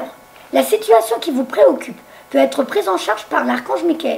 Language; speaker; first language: French; native; French